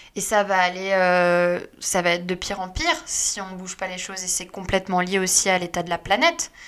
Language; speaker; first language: French; native; French